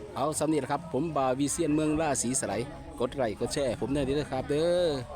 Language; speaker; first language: Thai; native; Thai